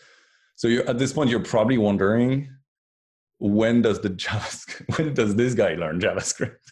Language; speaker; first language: English; non-native, fluent; French